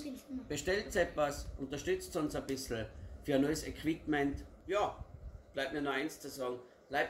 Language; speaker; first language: German; native; German